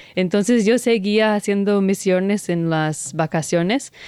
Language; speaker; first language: Spanish; non-native, fluent; English